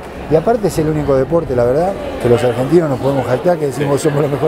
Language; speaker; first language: Spanish; native; Spanish